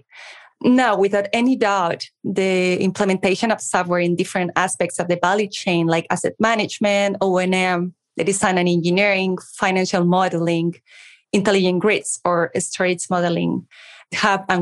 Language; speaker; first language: English; non-native, fluent; Spanish